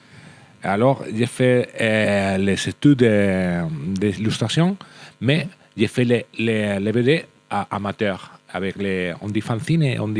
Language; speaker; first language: French; non-native, learner; Spanish